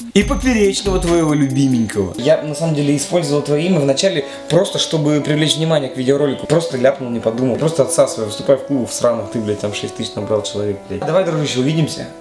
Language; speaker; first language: Russian; native; Russian